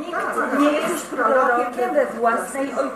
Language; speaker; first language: Polish; native; Polish